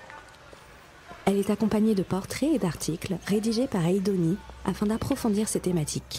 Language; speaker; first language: French; native; French